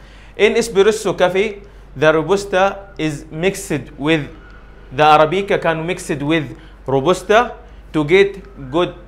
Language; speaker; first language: English; non-native, learner; Arabic